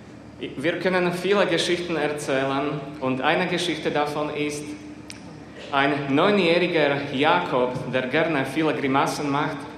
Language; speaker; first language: German; non-native, fluent; Slovak